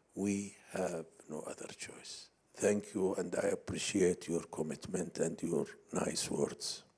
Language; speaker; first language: English; non-native, fluent; Arabic